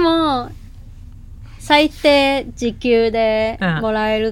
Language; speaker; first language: Japanese; non-native, fluent; Cantonese